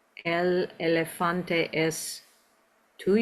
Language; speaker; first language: Spanish; non-native, learner; English